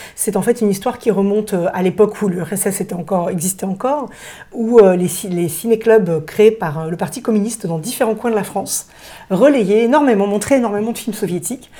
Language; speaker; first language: French; early bilingual, other home language; Russian